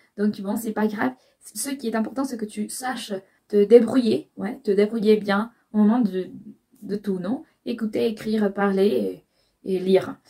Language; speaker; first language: French; non-native, fluent; Spanish